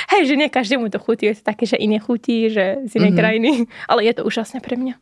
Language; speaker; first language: Slovak; non-native, fluent; Arabic